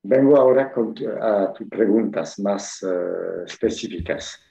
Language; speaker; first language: Spanish; non-native, fluent; French